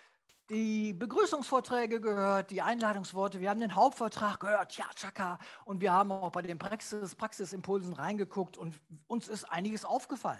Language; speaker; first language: German; native; German